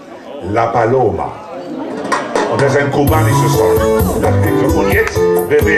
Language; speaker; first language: German; non-native, fluent; Spanish